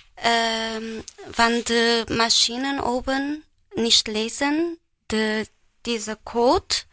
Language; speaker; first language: German; non-native, learner; Portuguese